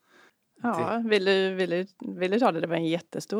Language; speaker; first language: Swedish; non-native, fluent; English